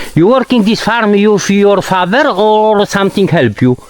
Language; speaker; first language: English; non-native, learner; Polish